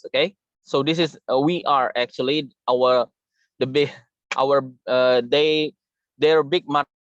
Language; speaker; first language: English; non-native, fluent; Indonesian